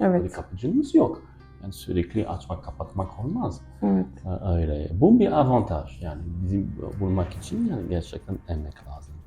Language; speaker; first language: Turkish; non-native, fluent; French